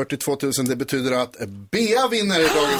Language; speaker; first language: Swedish; native; Swedish